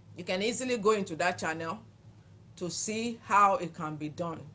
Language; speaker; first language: English; non-native, local second language; Yoruba